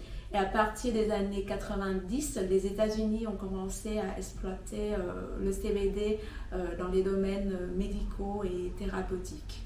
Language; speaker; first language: French; non-native, fluent; Vietnamese